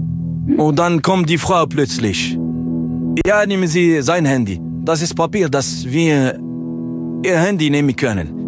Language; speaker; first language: German; non-native, learner; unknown